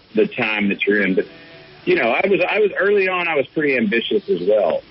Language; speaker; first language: English; native; English